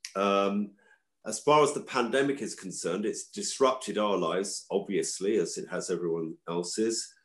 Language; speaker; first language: English; native; English